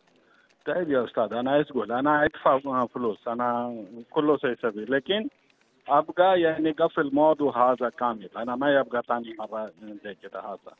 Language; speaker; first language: Arabic; non-native, learner; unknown